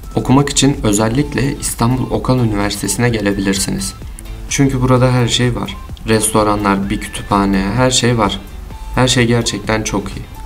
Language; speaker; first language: Turkish; non-native, learner; French